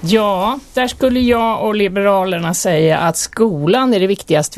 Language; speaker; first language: Swedish; native; Swedish